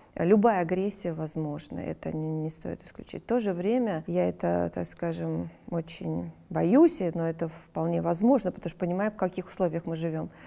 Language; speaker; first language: Russian; native; Russian